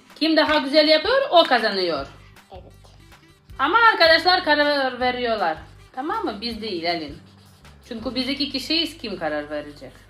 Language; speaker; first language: Turkish; non-native, learner; Russian